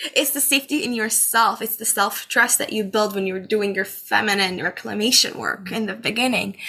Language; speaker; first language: English; non-native, fluent; Arabic